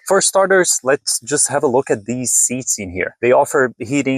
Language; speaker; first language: English; native; English